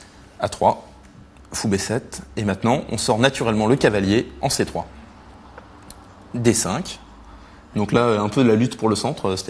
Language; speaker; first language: French; native; French